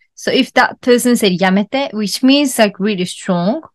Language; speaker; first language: English; non-native, fluent; Japanese